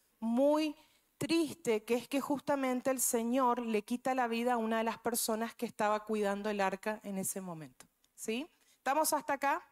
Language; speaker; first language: Spanish; native; Spanish